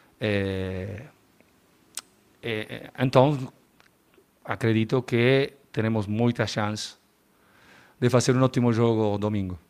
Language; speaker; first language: Portuguese; non-native, learner; Spanish